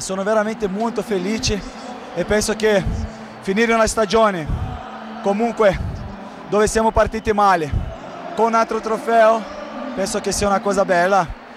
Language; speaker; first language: Italian; non-native, fluent; Portuguese